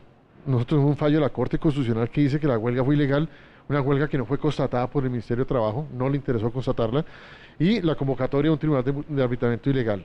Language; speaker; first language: Spanish; native; Spanish